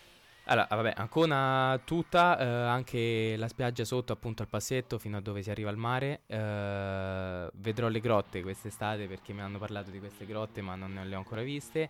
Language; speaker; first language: Italian; native; Italian